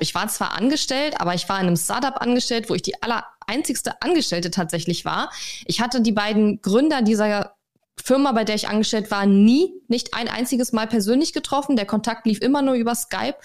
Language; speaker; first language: German; native; German